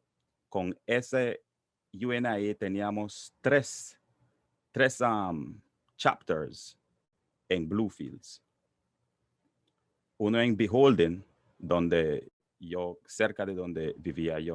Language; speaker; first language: Spanish; non-native, local second language; English